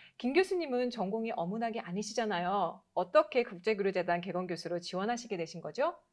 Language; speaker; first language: Korean; native; Korean